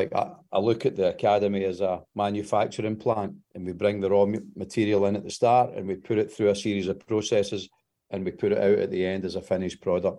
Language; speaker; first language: English; native; English